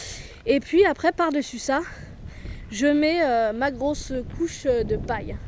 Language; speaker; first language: French; native; French